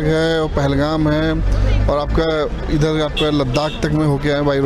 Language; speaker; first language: Hindi; native; Hindi